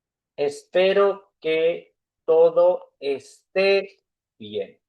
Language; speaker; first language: Spanish; non-native, fluent; Urdu